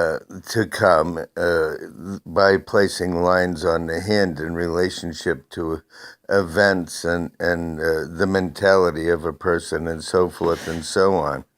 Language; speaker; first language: English; native; English